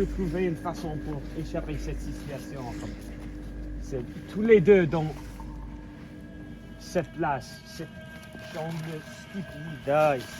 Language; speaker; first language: French; non-native, learner; English